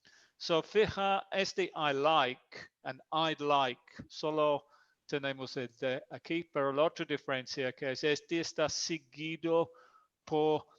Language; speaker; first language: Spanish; non-native, fluent; English